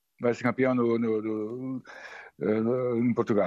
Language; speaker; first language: Portuguese; non-native, fluent; Serbian